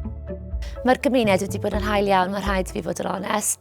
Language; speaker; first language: Welsh; native; Welsh